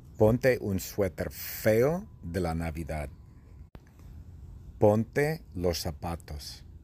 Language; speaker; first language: Spanish; non-native, fluent; English